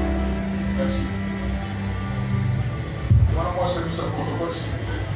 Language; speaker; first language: French; non-native, local second language; Lingala